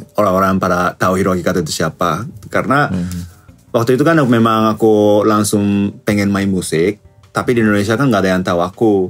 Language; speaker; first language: Indonesian; non-native, fluent; Japanese